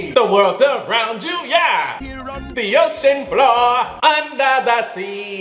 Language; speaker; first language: English; native; English